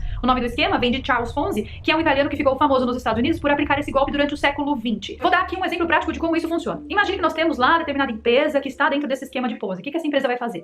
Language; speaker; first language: Portuguese; native; Portuguese